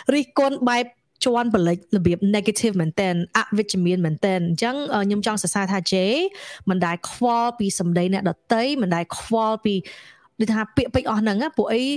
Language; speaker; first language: Khmer; early bilingual, heritage; Khmer